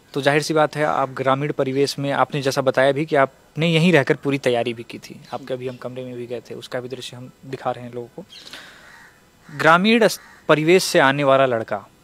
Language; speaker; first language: Hindi; native; Hindi